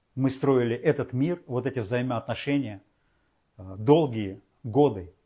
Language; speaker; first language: Russian; non-native, local second language; Uzbek